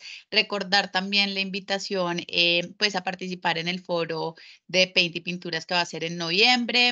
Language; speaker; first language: Spanish; native; Spanish